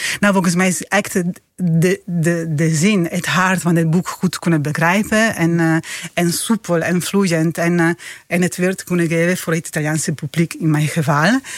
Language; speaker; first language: Dutch; non-native, fluent; Italian